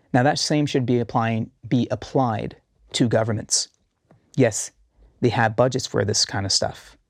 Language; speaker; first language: English; early bilingual, heritage; Arabic